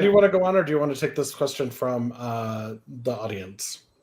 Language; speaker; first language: English; native; English